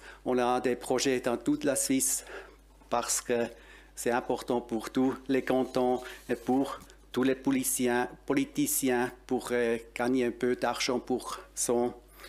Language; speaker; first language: French; non-native, local second language; German